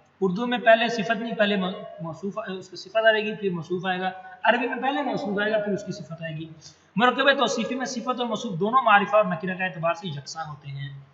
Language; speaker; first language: Urdu; non-native, local second language; Punjabi